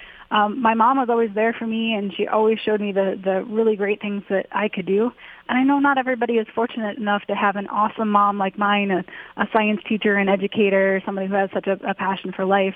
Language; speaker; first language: English; native; English